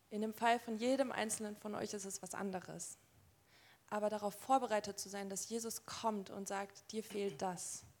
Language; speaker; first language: German; native; German